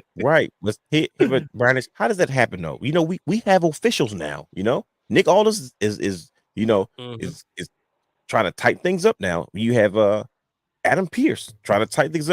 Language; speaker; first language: English; native; English